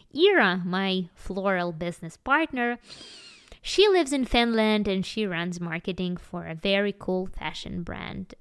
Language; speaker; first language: English; non-native, fluent; Ukrainian